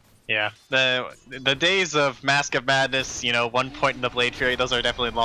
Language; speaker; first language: English; native; English